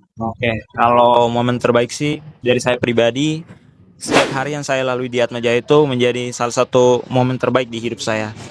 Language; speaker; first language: Indonesian; non-native, local second language; Tetum